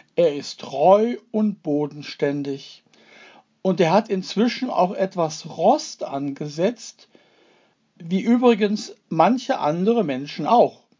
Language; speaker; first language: German; native; German